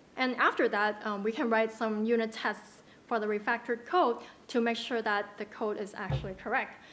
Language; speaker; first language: English; non-native, local second language; Cantonese